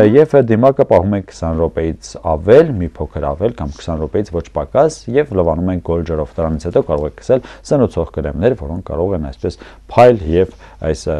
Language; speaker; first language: Armenian; native; Armenian